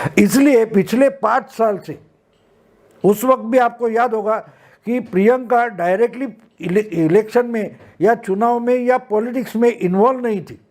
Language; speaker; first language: Hindi; non-native, local second language; Marathi